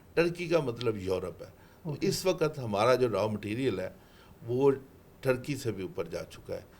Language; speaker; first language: Urdu; non-native, local second language; Punjabi